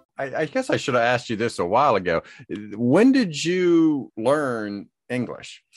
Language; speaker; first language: English; native; English